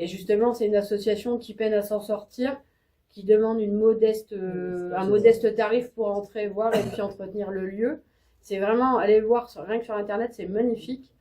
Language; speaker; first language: French; native; French